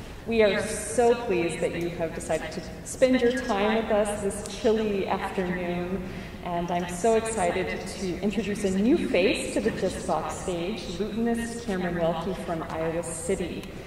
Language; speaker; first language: English; native; English